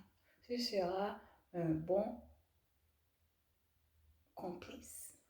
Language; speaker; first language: French; non-native, learner; English